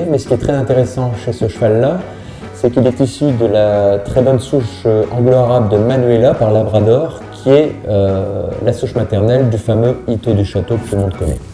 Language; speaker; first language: French; native; French